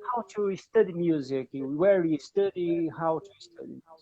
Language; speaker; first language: English; non-native, learner; Portuguese